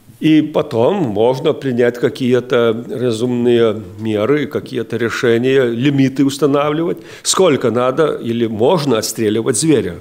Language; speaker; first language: Russian; non-native, local second language; Lithuanian